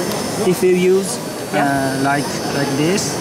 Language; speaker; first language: English; non-native, learner; Japanese